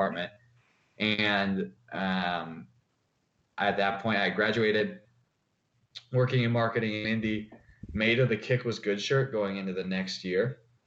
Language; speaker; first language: English; native; English